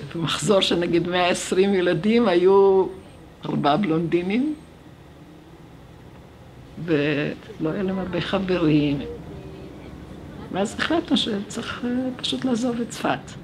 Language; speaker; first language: Hebrew; early bilingual, other home language; Romanian